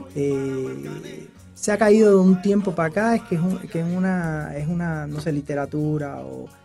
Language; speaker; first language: Spanish; native; Spanish